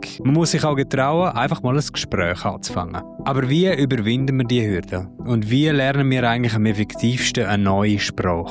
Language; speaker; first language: German; native; German